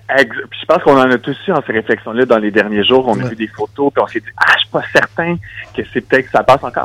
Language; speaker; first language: French; native; French